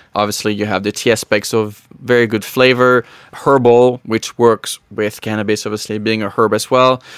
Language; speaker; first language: English; non-native, fluent; French